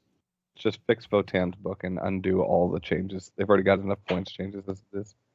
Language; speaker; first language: English; native; English